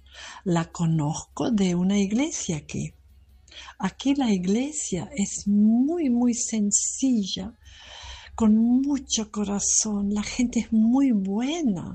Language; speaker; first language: Spanish; non-native, fluent; German